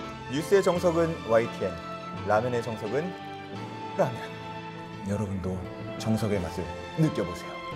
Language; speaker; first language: Korean; native; Korean